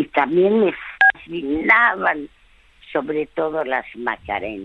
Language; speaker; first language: Spanish; early bilingual, other home language; French